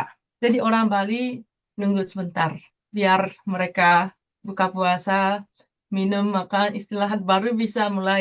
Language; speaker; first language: Indonesian; non-native, fluent; Japanese